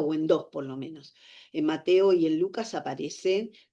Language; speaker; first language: Spanish; native; Spanish